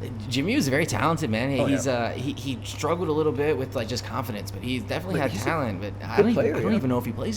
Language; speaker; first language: English; native; English